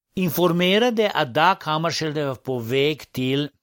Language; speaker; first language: Swedish; non-native, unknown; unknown